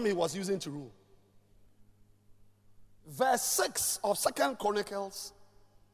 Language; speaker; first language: English; non-native, local second language; Ewe